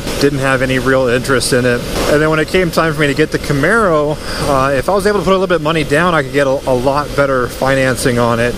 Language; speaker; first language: English; native; English